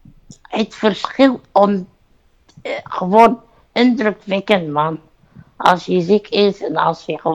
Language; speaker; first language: Dutch; non-native, learner; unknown